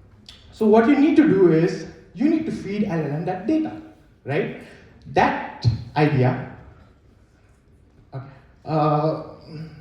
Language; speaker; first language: English; non-native, local second language; Nepali